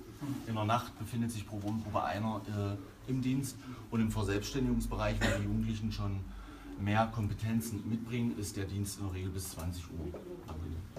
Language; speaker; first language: German; native; German